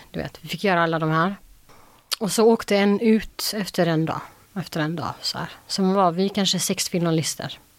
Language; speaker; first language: Swedish; early bilingual, other home language; Albanian